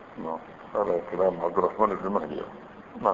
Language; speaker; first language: Arabic; native; Arabic